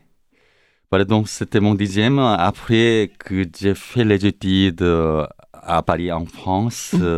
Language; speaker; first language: French; non-native, learner; Korean